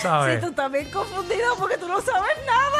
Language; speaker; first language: Spanish; native; Spanish